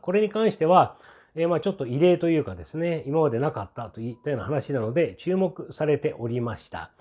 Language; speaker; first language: Japanese; native; Japanese